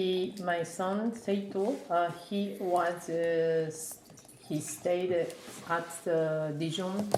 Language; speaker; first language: English; non-native, learner; Japanese